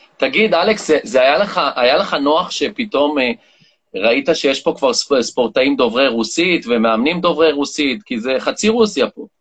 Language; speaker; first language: Hebrew; native; Hebrew